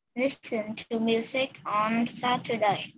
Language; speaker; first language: English; non-native, learner; Vietnamese